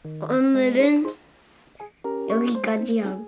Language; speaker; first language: Korean; early bilingual, heritage; English